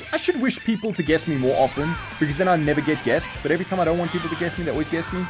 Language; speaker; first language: English; native; English